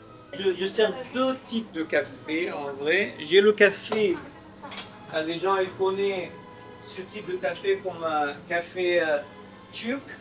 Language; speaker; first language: French; non-native, fluent; Arabic